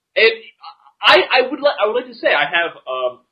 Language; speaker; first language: English; native; English